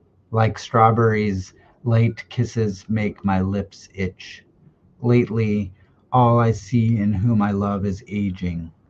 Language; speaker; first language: English; early bilingual, other home language; Russian